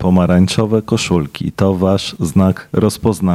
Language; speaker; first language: Polish; native; Polish